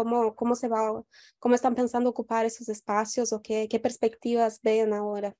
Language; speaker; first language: Spanish; non-native, fluent; Portuguese